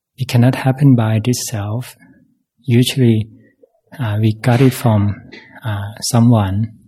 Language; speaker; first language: English; non-native, fluent; Thai